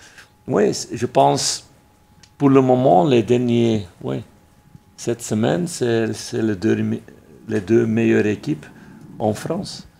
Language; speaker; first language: French; non-native, fluent; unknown